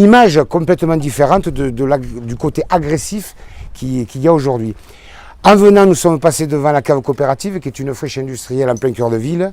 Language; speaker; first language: French; native; French